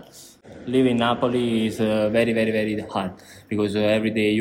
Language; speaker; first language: English; non-native, learner; Italian